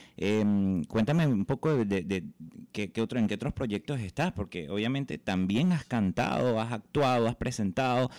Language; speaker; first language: Spanish; native; Spanish